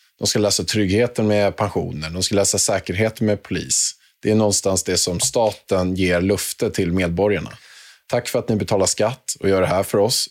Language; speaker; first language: Swedish; native; Swedish